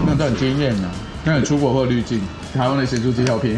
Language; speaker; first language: Chinese; native; Chinese